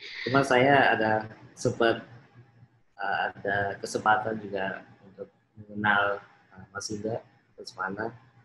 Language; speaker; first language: Indonesian; early bilingual, heritage; Indonesian